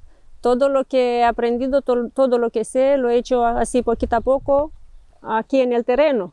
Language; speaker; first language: Spanish; non-native, fluent; Romanian